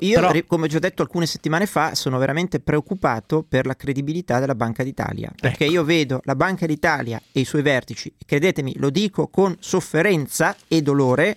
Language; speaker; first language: Italian; native; Italian